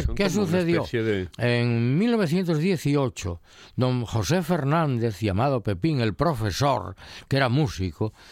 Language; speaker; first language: Spanish; native; Spanish